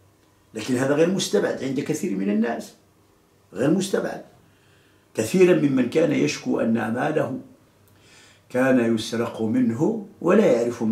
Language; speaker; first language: Arabic; native; Arabic